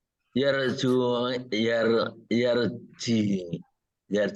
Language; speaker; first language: Arabic; non-native, learner; Indonesian